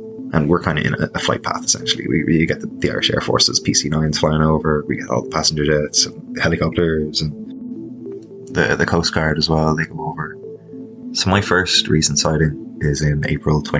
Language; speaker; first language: English; native; English